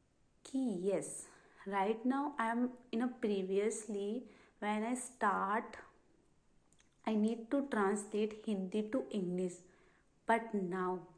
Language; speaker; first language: English; non-native, learner; Hindi